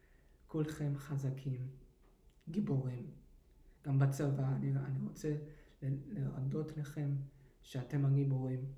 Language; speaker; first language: Hebrew; early bilingual, heritage; English